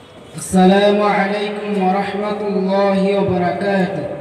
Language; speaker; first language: Arabic; non-native, learner; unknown